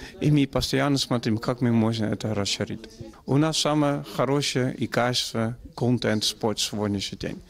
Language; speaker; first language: Russian; non-native, fluent; Dutch